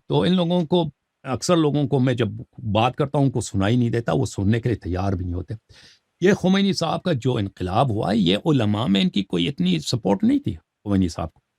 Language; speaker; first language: Urdu; early bilingual, heritage; Urdu